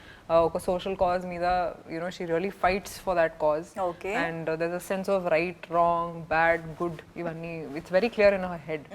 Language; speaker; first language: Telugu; non-native, learner; Hindi